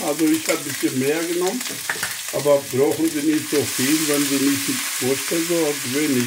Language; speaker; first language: German; non-native, learner; Urdu